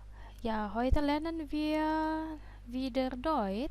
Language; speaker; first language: German; non-native, fluent; Indonesian